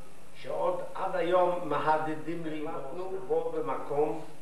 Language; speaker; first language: Hebrew; non-native, fluent; Yiddish